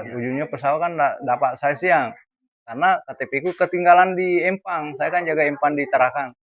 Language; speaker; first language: Indonesian; non-native, local second language; Buginese